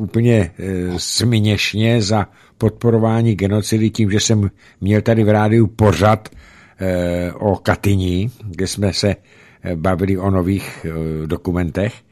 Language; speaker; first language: Czech; native; Czech